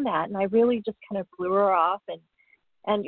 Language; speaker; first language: English; native; English